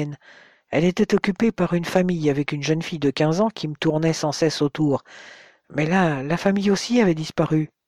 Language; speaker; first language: French; native; French